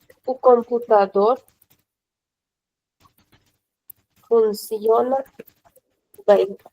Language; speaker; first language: Portuguese; non-native, fluent; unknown